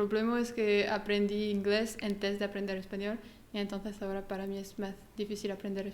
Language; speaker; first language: Spanish; non-native, learner; French